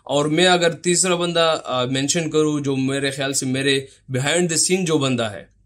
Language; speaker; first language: Urdu; non-native, local second language; Pashto